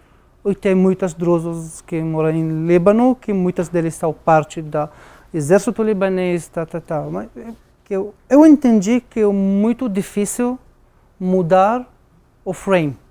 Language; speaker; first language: Portuguese; non-native, learner; Arabic